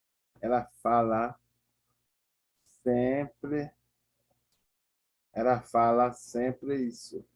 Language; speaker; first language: Portuguese; non-native, learner; Haitian Creole